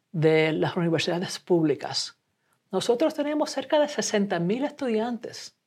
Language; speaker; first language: Spanish; early bilingual, heritage; Spanish